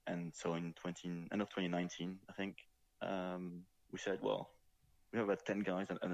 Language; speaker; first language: English; non-native, fluent; French